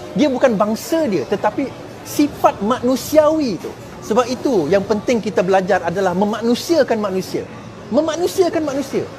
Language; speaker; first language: Malay; non-native, local second language; Chinese